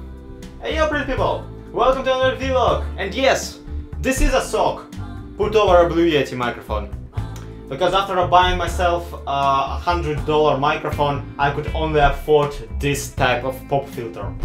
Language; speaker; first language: English; non-native, fluent; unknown